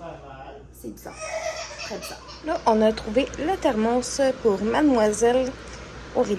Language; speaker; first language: French; native; French